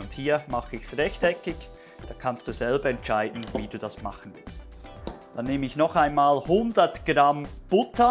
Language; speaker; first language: German; native; German